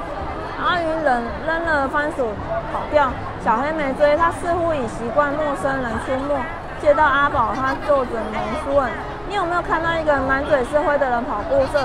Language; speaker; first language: Chinese; native; Chinese